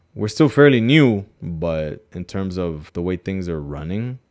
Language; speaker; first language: English; native; English